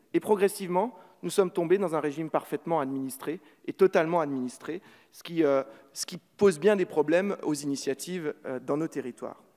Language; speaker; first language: French; native; French